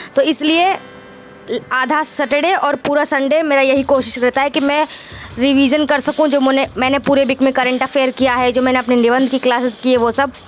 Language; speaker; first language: Hindi; native; Hindi